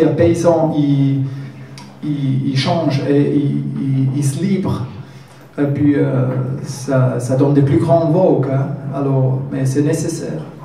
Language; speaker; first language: French; non-native, learner; German